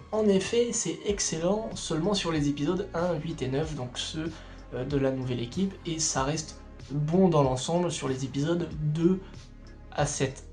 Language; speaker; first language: French; native; French